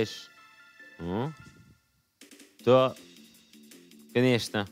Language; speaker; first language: Russian; non-native, learner; English